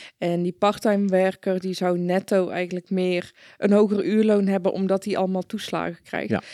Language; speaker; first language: Dutch; early bilingual, other home language; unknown